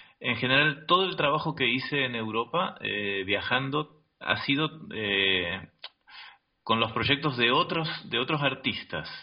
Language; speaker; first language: Spanish; native; Spanish